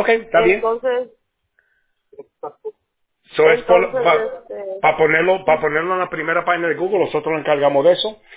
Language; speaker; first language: Spanish; early bilingual, heritage; Spanish